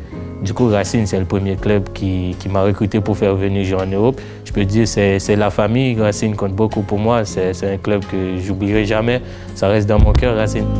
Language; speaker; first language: French; non-native, local second language; Haitian Creole